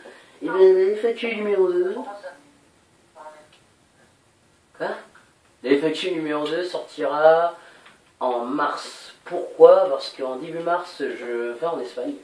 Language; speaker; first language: French; native; French